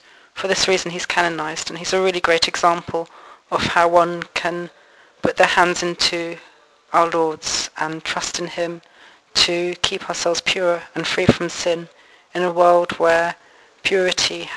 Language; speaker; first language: English; native; English